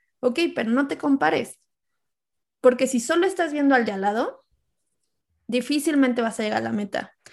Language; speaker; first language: Spanish; native; Spanish